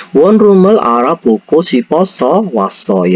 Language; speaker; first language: Korean; non-native, fluent; Indonesian